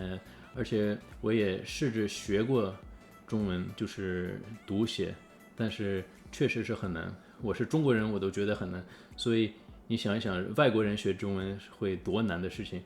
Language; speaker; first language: Chinese; early bilingual, heritage; English